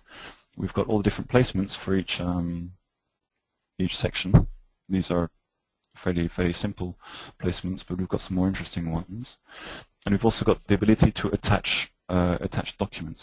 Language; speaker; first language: English; native; English